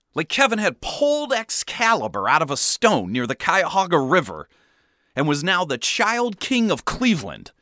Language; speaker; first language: English; native; English